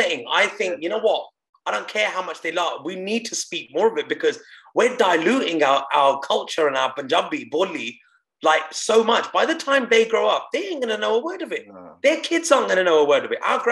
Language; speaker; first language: English; non-native, local second language; Punjabi